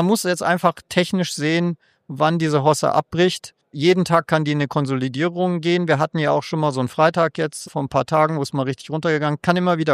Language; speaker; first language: German; native; German